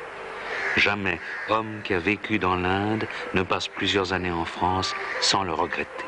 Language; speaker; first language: French; native; French